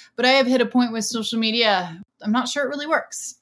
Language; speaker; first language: English; native; English